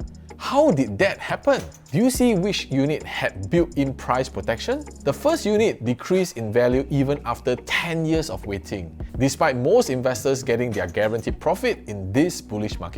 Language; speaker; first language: English; native; English